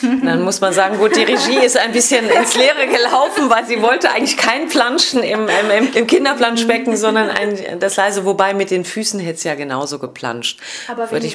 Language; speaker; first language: German; native; German